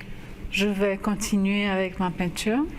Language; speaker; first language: French; non-native, local second language; Haitian Creole